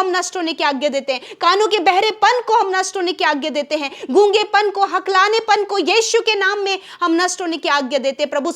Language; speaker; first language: Hindi; native; Hindi